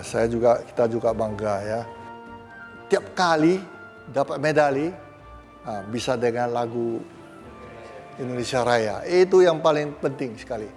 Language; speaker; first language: Indonesian; non-native, local second language; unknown